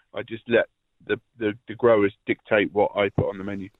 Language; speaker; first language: English; native; English